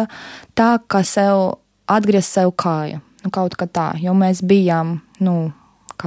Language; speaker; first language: Latvian; non-native, local second language; Russian